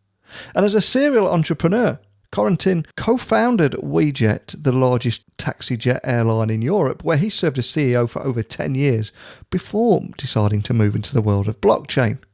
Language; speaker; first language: English; native; English